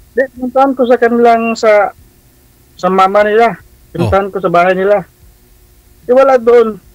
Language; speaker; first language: Filipino; non-native, local second language; Cebuano